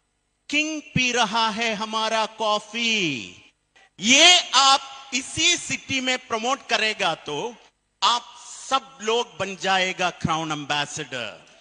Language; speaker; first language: Hindi; non-native, fluent; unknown